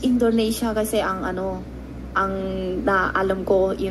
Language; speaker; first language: Filipino; non-native, learner; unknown